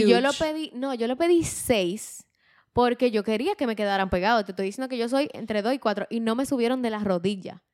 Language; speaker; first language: Spanish; native; Spanish